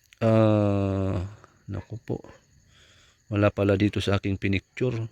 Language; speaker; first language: Filipino; native; Filipino